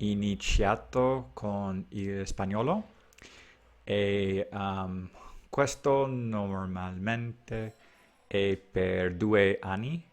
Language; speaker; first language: Italian; non-native, learner; English